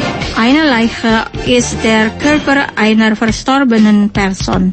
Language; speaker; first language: German; non-native, local second language; Indonesian